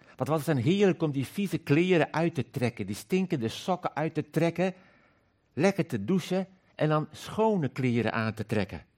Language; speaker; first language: Dutch; non-native, local second language; Western Frisian